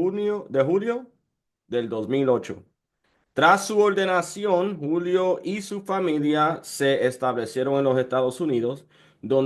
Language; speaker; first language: Spanish; early bilingual, heritage; Spanish